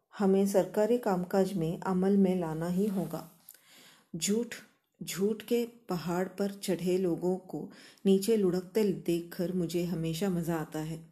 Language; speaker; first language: Hindi; non-native, local second language; Kannada